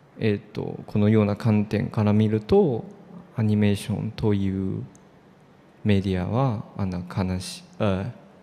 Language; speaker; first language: Japanese; non-native, fluent; Chinese